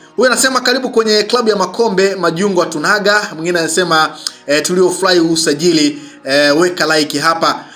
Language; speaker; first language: Swahili; native; Swahili